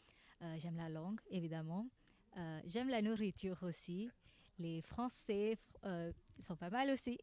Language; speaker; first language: French; non-native, fluent; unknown